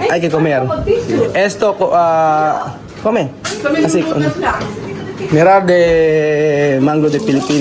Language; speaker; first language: Spanish; non-native, learner; Filipino